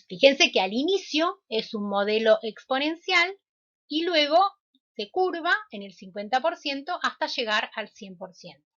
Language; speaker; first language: Spanish; native; Spanish